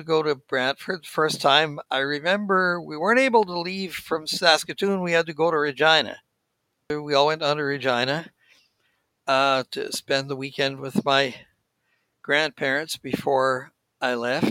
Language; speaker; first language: English; native; English